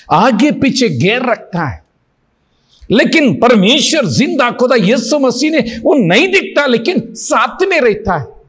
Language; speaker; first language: Hindi; non-native, local second language; Telugu